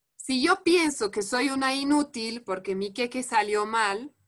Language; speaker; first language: Spanish; non-native, fluent; French